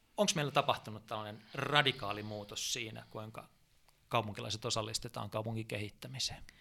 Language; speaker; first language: Finnish; native; Finnish